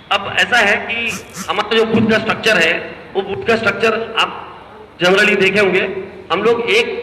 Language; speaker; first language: Hindi; non-native, local second language; Marathi